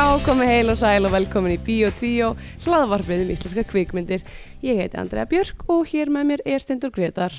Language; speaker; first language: Icelandic; native; Icelandic